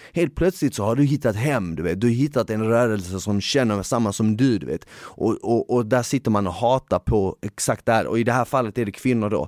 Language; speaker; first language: Swedish; early bilingual, other home language; Bosnian